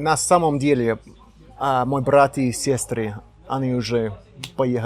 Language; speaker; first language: Russian; non-native, learner; English